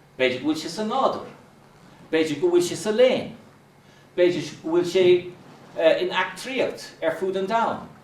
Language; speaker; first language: Irish; non-native, local second language; English